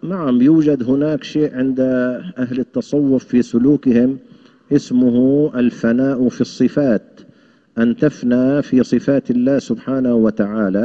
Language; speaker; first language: Arabic; native; Arabic